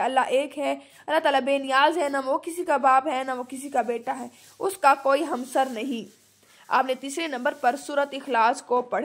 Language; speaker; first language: Urdu; native; Urdu